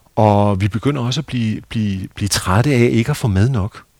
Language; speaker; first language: Danish; native; Danish